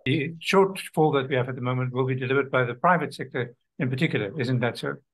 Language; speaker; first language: English; non-native, local second language; Afrikaans